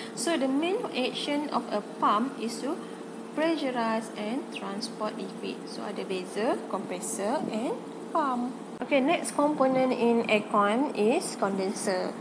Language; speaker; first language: English; non-native, local second language; Malay